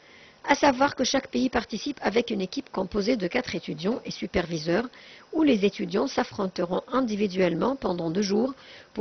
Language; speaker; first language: French; non-native, fluent; Arabic